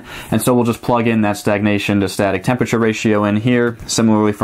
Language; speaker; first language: English; native; English